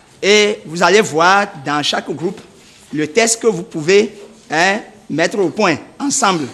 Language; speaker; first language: French; native; French